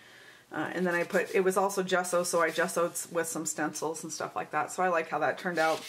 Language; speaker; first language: English; native; English